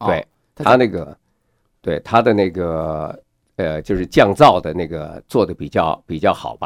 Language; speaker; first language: Chinese; native; Chinese